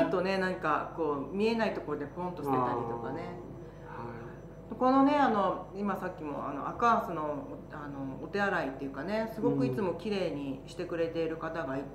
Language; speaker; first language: Japanese; native; Japanese